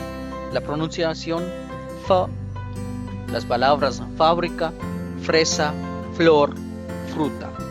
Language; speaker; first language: Spanish; non-native, fluent; Bangla